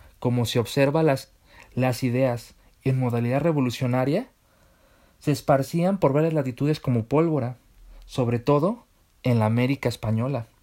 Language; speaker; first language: Spanish; native; Spanish